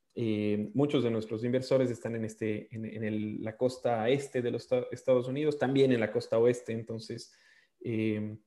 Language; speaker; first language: Spanish; native; Spanish